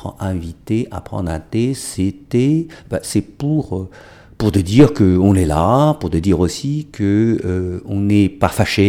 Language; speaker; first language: French; non-native, fluent; Chinese